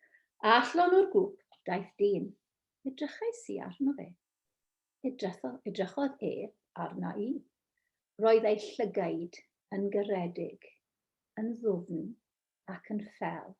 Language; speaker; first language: Welsh; non-native, local second language; English